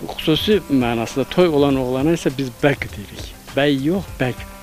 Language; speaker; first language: Azerbaijani; non-native, local second language; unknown